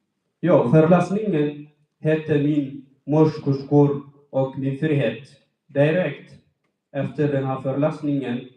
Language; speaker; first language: Swedish; non-native, fluent; Tigrinya